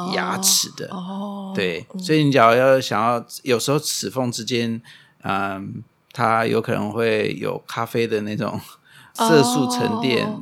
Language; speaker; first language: Chinese; non-native, fluent; German